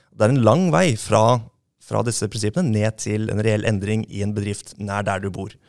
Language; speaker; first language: Norwegian; native; Norwegian